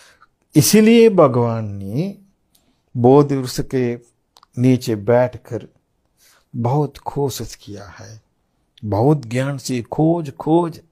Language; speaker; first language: Hindi; non-native, fluent; Sinhala